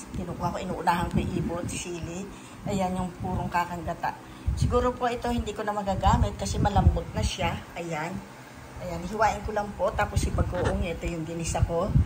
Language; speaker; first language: Filipino; native; Filipino